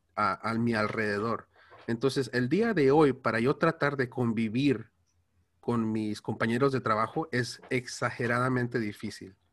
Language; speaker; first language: Spanish; early bilingual, heritage; Spanish